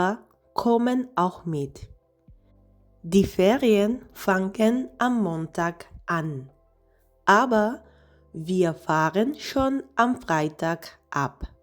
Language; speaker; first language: German; non-native, fluent; Spanish